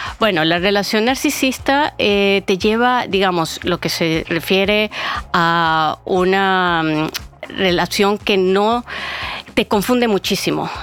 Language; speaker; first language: Spanish; native; Spanish